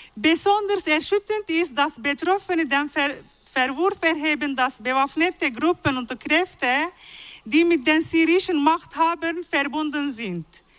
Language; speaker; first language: German; non-native, fluent; Arabic